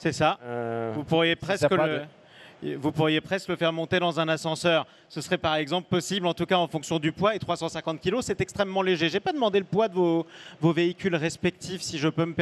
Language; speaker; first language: French; native; French